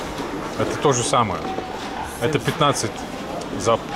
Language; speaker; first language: Russian; non-native, fluent; Hungarian